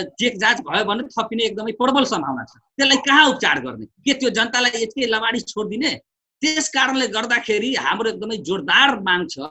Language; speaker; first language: Nepali; non-native, local second language; Bhojpuri